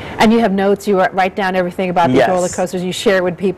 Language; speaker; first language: English; native; English